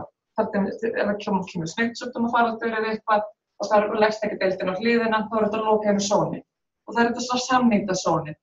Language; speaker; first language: Icelandic; native; Icelandic